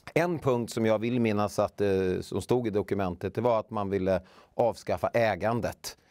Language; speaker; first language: Swedish; native; Swedish